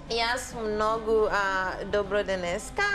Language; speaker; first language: Macedonian; non-native, learner; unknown